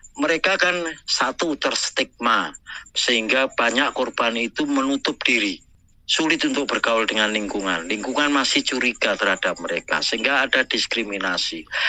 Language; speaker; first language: Indonesian; native; Indonesian